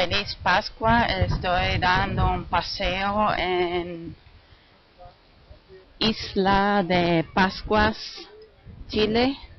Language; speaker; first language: Spanish; non-native, fluent; German